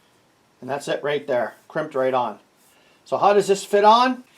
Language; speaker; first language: English; native; English